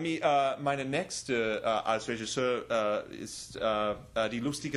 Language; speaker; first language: German; non-native, learner; English